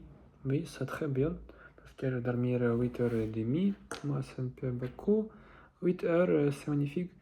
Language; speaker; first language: French; non-native, learner; Russian